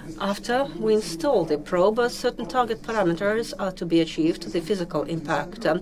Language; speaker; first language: English; non-native, fluent; Russian